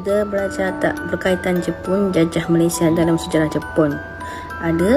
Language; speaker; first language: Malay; non-native, fluent; Japanese